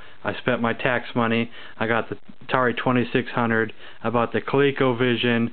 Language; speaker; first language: English; native; English